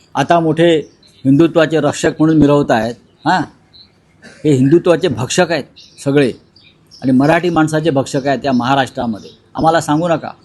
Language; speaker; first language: Marathi; native; Marathi